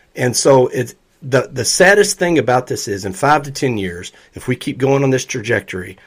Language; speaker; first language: English; native; English